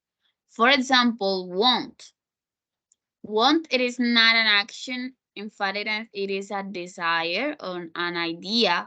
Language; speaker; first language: English; non-native, fluent; Spanish